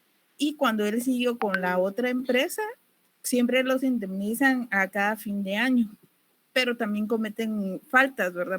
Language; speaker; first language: Spanish; native; Spanish